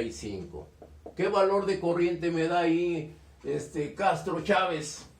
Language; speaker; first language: Spanish; native; Spanish